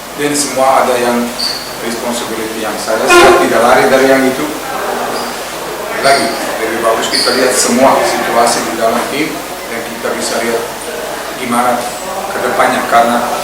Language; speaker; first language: Indonesian; non-native, learner; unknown